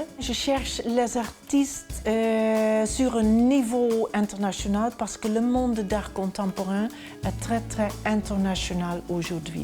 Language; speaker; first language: French; non-native, fluent; Dutch